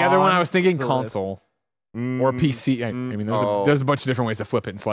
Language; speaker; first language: English; native; English